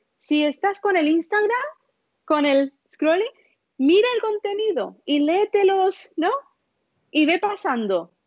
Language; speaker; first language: Spanish; early bilingual, other home language; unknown